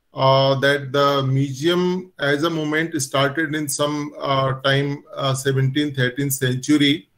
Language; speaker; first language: English; non-native, local second language; Hindi